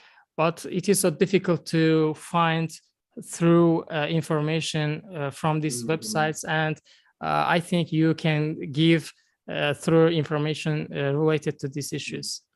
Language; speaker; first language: English; non-native, learner; Azerbaijani